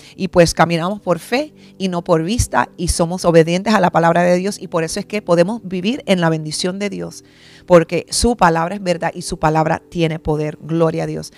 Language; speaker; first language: Spanish; early bilingual, heritage; Spanish